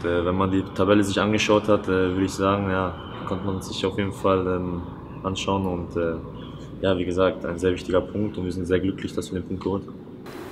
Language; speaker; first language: German; native; German